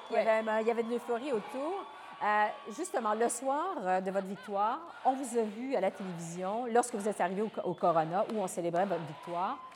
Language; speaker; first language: French; native; French